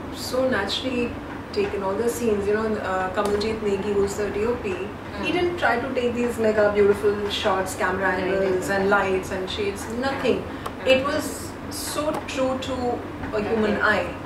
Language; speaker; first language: English; non-native, local second language; Hindi